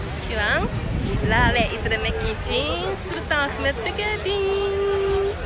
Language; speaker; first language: Turkish; non-native, learner; Japanese